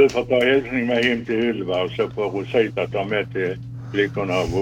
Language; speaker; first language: Swedish; native; Swedish